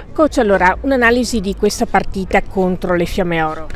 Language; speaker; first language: Italian; native; Italian